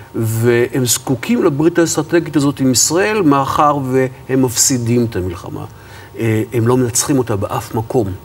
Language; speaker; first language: Hebrew; native; Hebrew